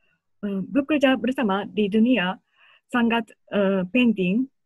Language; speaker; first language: Indonesian; non-native, learner; Japanese